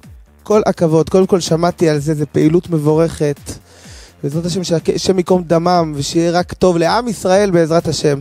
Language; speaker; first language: Hebrew; native; Hebrew